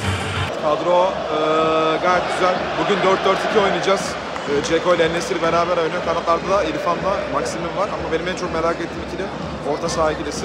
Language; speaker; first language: Turkish; native; Turkish